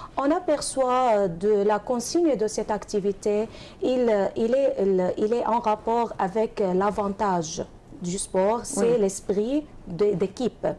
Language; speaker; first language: French; non-native, fluent; Arabic